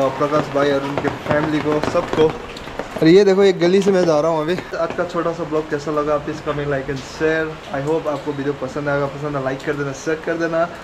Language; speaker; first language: Hindi; non-native, local second language; Nepali